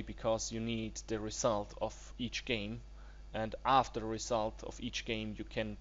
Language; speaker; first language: English; non-native, learner; German